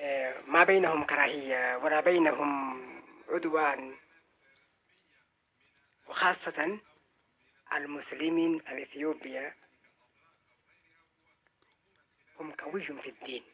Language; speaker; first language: Arabic; non-native, fluent; Oromo